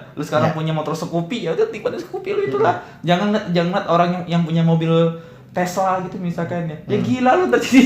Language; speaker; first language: Indonesian; native; Indonesian